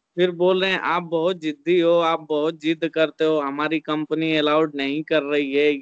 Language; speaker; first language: Hindi; native; Hindi